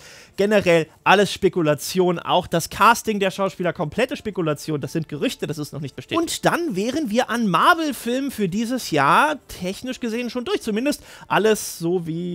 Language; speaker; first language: German; native; German